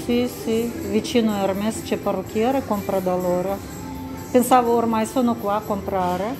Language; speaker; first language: Italian; non-native, learner; Russian